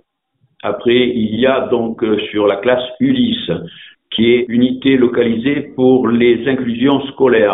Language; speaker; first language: French; native; French